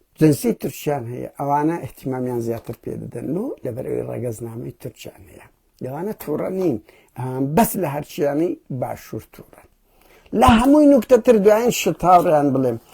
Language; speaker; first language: Central Kurdish; early bilingual, heritage; Central Kurdish